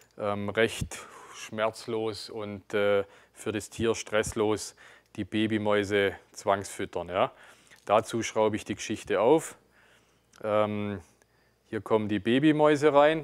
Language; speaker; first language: German; native; German